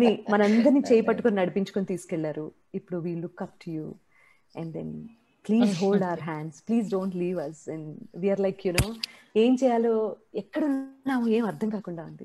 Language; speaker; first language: Telugu; native; Telugu